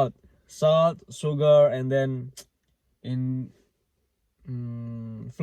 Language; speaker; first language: English; non-native, learner; Indonesian